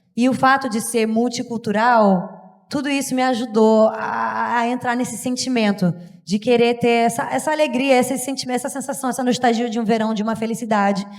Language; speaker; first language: Portuguese; native; Portuguese